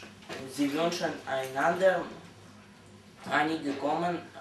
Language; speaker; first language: German; non-native, learner; Russian